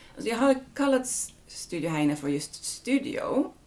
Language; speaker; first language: Swedish; non-native, fluent; Dutch